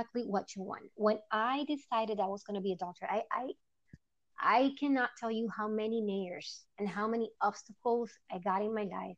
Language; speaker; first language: English; non-native, fluent; Spanish